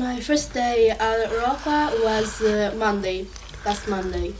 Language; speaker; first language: English; non-native, learner; Italian